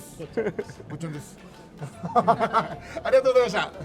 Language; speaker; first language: Japanese; native; Japanese